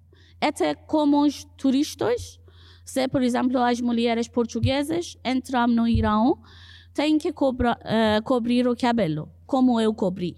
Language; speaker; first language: Portuguese; non-native, fluent; Persian